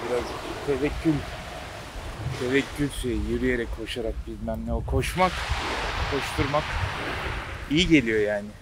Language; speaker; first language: Turkish; native; Turkish